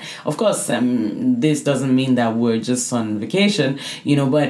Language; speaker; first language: English; non-native, local second language; Yoruba